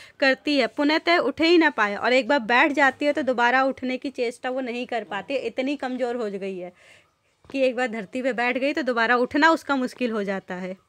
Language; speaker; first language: Hindi; native; Hindi